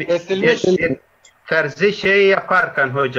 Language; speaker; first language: Turkish; non-native, learner; Arabic